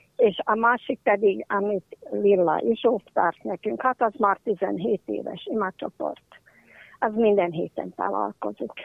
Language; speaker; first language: Hungarian; native; Hungarian